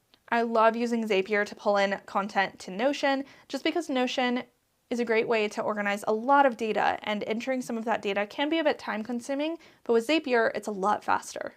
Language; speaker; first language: English; native; English